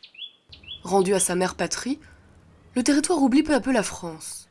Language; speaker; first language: French; native; French